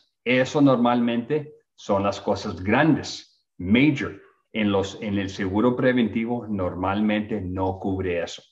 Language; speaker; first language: Spanish; early bilingual, other home language; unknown